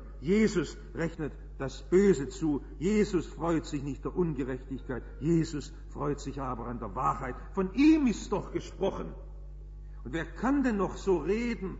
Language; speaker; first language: German; native; German